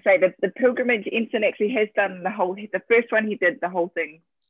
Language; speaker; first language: English; native; English